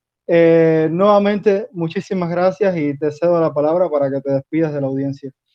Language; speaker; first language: Spanish; native; Spanish